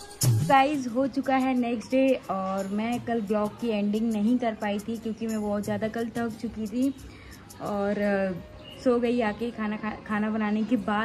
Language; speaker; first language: Hindi; native; Hindi